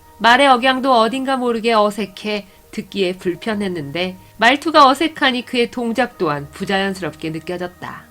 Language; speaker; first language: Korean; native; Korean